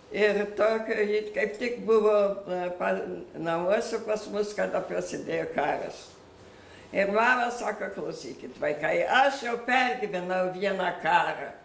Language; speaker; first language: Lithuanian; early bilingual, other home language; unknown